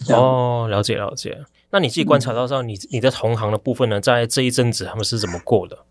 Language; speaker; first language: Chinese; native; Chinese